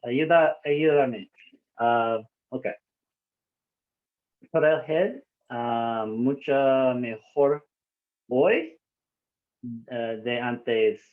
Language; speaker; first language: Spanish; non-native, learner; English